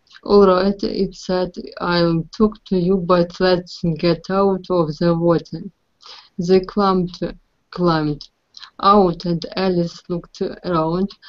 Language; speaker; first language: English; non-native, learner; Ukrainian